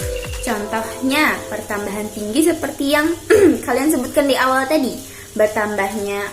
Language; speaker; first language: Indonesian; non-native, local second language; Banjar